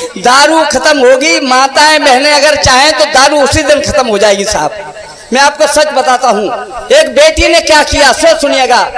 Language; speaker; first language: Hindi; native; Hindi